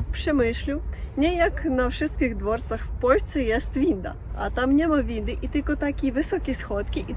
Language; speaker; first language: Polish; non-native, fluent; Russian